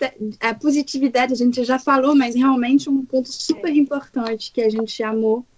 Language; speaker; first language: Portuguese; non-native, fluent; French